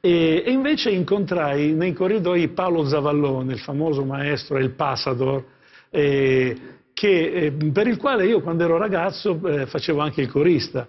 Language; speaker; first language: Italian; native; Italian